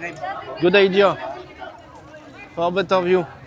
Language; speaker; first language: English; non-native, learner; French